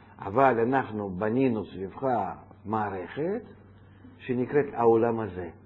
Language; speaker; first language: Hebrew; non-native, fluent; Russian